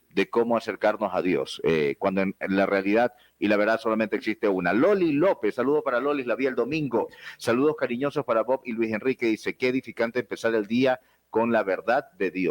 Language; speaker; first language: Spanish; native; Spanish